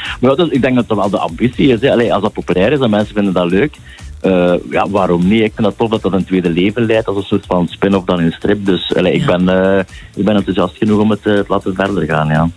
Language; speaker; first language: Dutch; native; Dutch